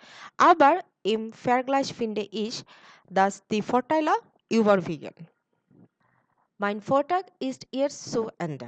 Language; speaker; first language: German; non-native, learner; Bangla